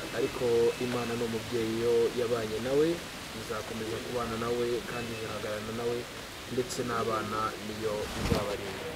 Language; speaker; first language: Kinyarwanda; native; Kinyarwanda